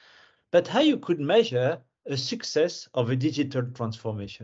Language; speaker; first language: English; non-native, fluent; French